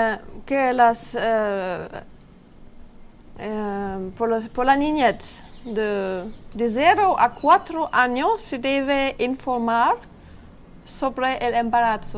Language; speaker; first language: Spanish; non-native, learner; French